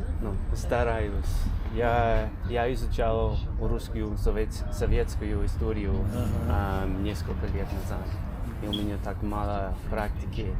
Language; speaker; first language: Russian; non-native, learner; English